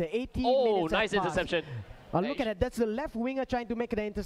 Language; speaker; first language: English; native; English